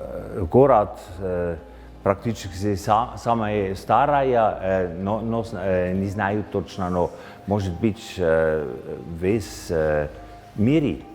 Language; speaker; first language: Russian; non-native, fluent; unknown